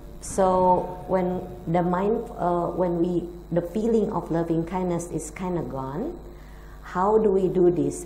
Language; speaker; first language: English; non-native, fluent; Indonesian